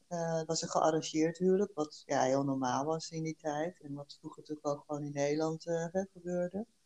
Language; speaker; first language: Dutch; early bilingual, other home language; Korean